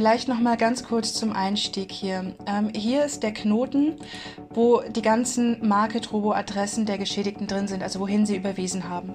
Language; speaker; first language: German; native; German